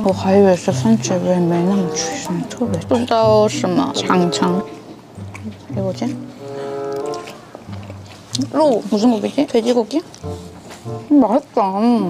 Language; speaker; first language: Chinese; non-native, fluent; Korean